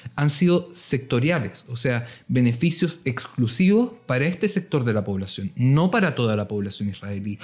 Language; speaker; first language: Spanish; native; Spanish